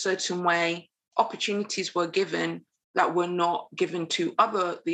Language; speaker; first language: English; native; English